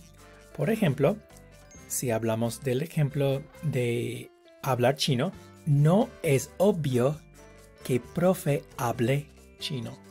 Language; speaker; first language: Spanish; non-native, fluent; English